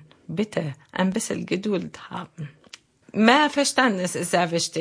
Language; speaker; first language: German; non-native, learner; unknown